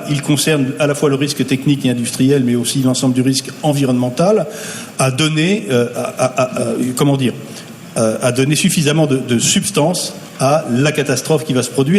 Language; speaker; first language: French; native; French